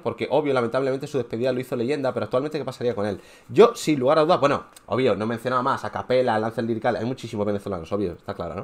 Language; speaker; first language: Spanish; native; Spanish